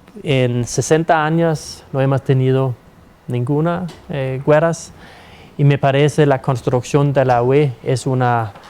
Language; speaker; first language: Spanish; non-native, fluent; Danish